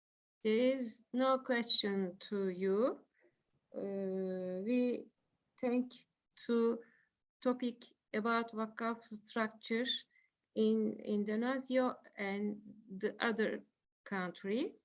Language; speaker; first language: English; non-native, learner; Turkish